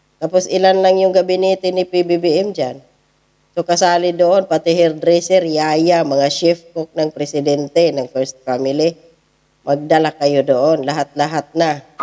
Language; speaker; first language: Filipino; native; Filipino